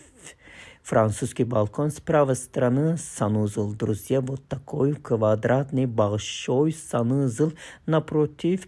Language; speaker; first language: Russian; non-native, fluent; Turkish